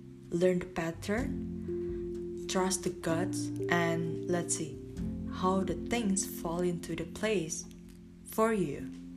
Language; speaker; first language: English; non-native, learner; Indonesian